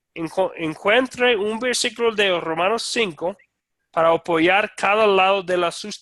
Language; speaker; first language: Spanish; non-native, fluent; English